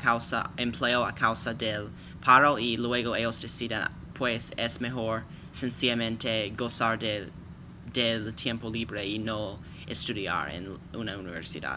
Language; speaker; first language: Spanish; non-native, fluent; English